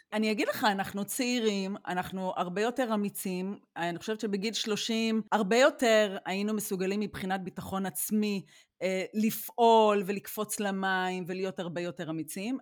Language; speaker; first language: Hebrew; native; Hebrew